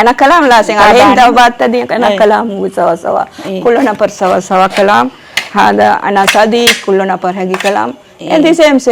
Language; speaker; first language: Arabic; non-native, learner; Sinhala